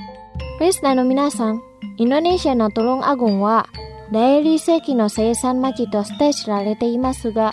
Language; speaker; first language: Japanese; non-native, fluent; Indonesian